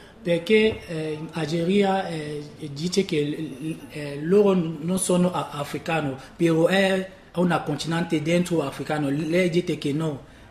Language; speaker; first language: Italian; non-native, learner; French